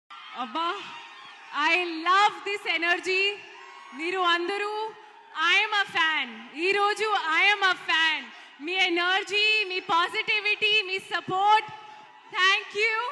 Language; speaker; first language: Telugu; non-native, learner; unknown